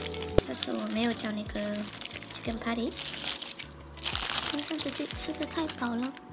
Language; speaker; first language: Chinese; early bilingual, heritage; Chinese